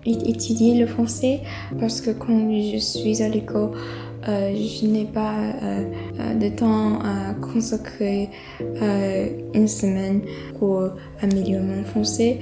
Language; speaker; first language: French; non-native, learner; English